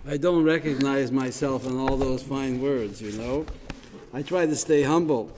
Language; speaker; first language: English; native; English